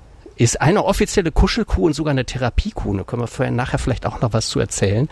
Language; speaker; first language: German; native; German